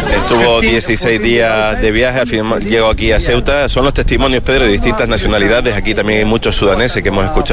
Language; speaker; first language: Spanish; native; Spanish